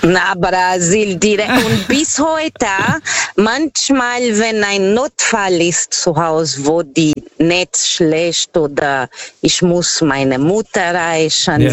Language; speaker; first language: German; non-native, fluent; Portuguese